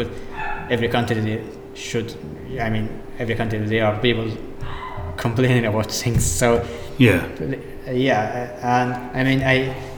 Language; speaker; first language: English; non-native, fluent; Arabic